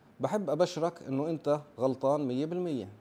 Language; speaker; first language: Arabic; native; Arabic